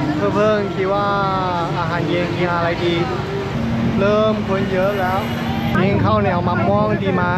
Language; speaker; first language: Thai; non-native, fluent; Chinese